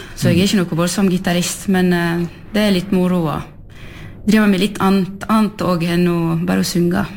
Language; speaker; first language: Norwegian; early bilingual, heritage; French